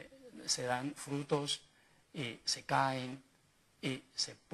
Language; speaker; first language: Spanish; non-native, fluent; Chinese